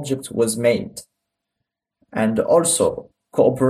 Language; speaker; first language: English; non-native, learner; Arabic